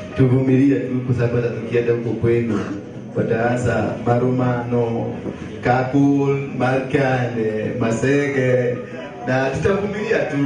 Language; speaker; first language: Swahili; non-native, local second language; Kikuyu